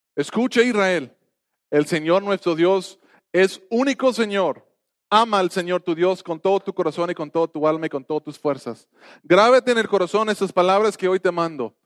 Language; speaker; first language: Spanish; non-native, fluent; English